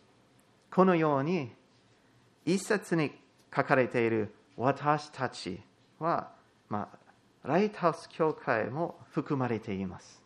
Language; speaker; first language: Japanese; non-native, fluent; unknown